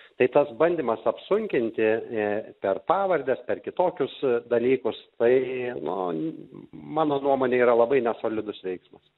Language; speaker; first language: Lithuanian; native; Lithuanian